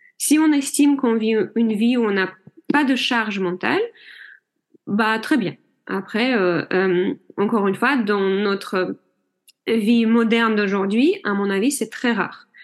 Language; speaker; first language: French; non-native, fluent; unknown